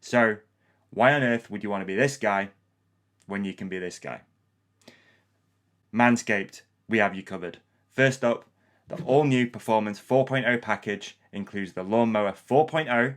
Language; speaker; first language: English; native; English